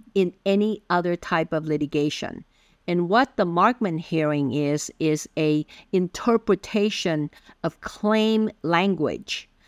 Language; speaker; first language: English; early bilingual, other home language; Min Nan Chinese